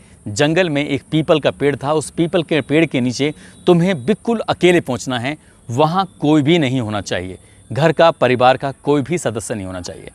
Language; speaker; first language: Hindi; native; Hindi